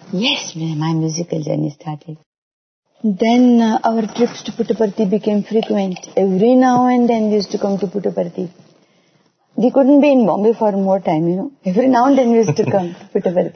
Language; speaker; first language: English; non-native, local second language; Marathi